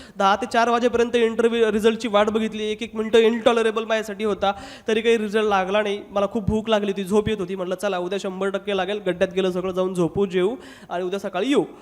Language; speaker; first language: Marathi; non-native, local second language; Hindi